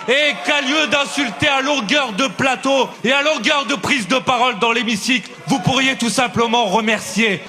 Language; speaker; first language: French; native; French